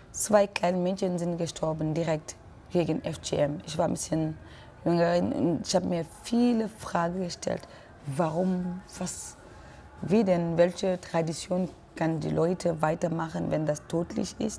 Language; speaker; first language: German; non-native, learner; French